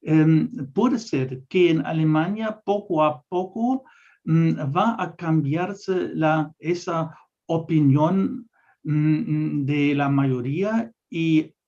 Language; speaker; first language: Spanish; non-native, fluent; German